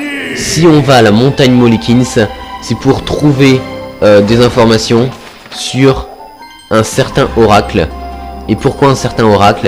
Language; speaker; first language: French; native; French